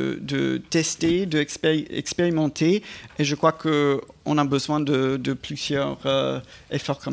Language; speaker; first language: French; non-native, fluent; English